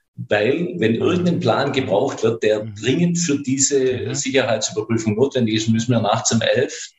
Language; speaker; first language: German; native; German